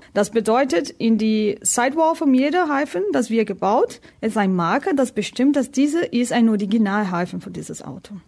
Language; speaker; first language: German; non-native, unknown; Portuguese